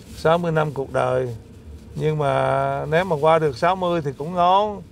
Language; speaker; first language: Vietnamese; native; Vietnamese